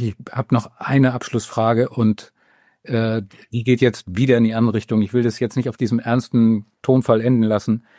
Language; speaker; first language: German; native; German